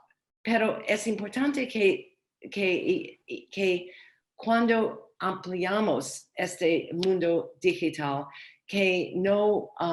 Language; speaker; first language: Spanish; non-native, learner; English